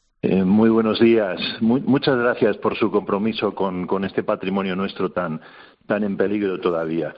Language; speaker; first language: Spanish; native; Spanish